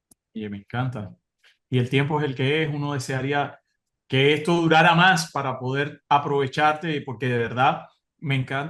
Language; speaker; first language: Spanish; native; Spanish